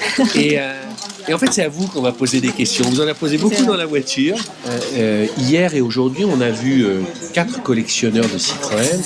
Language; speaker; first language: French; native; French